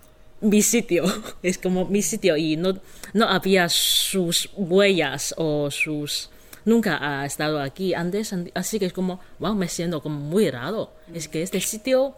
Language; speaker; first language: Spanish; non-native, fluent; Chinese